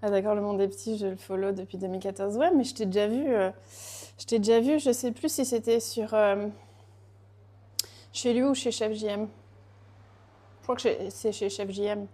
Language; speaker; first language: French; native; French